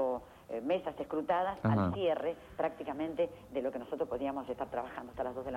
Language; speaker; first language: Spanish; native; Spanish